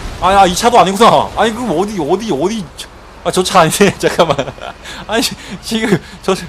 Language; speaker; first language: Korean; native; Korean